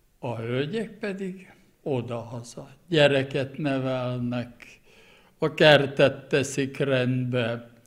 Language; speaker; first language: Hungarian; native; Hungarian